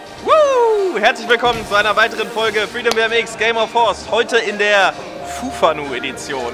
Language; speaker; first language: German; native; German